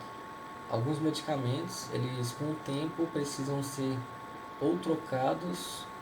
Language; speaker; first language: Portuguese; native; Portuguese